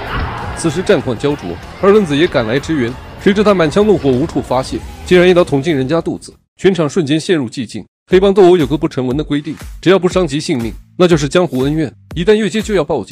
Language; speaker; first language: Chinese; native; Chinese